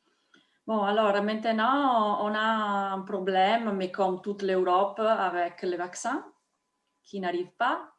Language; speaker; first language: French; non-native, fluent; Italian